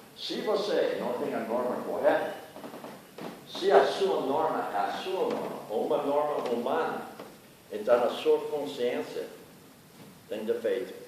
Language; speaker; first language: Portuguese; non-native, fluent; English